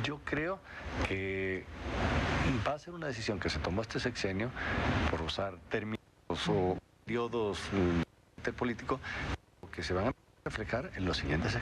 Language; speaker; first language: Spanish; native; Spanish